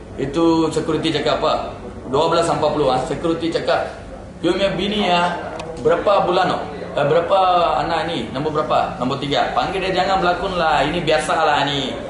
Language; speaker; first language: Malay; non-native, local second language; Tamil